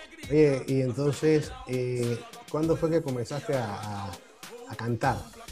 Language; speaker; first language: Spanish; native; Spanish